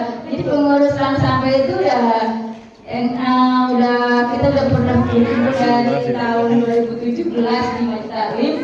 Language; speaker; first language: Indonesian; native; Indonesian